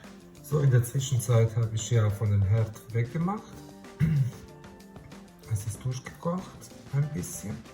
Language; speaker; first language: German; non-native, fluent; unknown